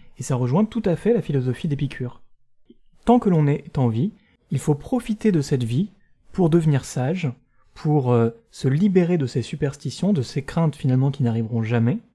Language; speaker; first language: French; native; French